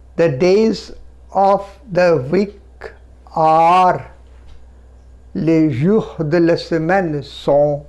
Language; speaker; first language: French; non-native, fluent; Bangla